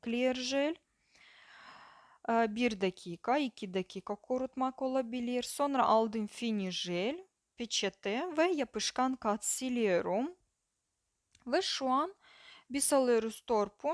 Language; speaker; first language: Turkish; non-native, learner; Russian